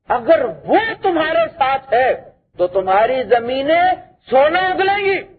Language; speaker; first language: Urdu; non-native, local second language; Punjabi